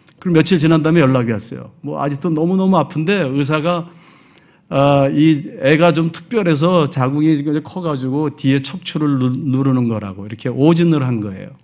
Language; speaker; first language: Korean; early bilingual, heritage; Korean